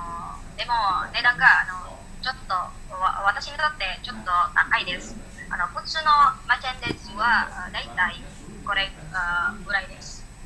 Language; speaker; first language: Japanese; non-native, learner; Indonesian